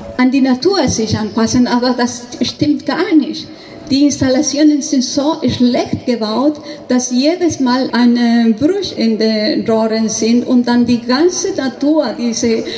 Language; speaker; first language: German; non-native, learner; Spanish